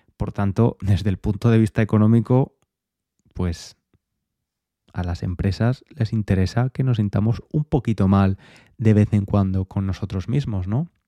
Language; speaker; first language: Spanish; native; Spanish